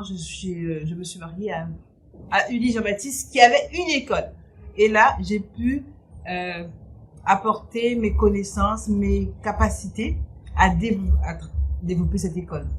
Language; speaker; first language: French; native; French